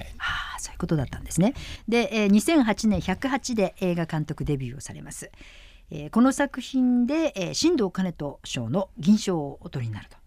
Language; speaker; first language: Japanese; native; Japanese